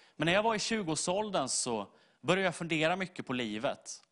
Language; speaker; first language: Swedish; native; Swedish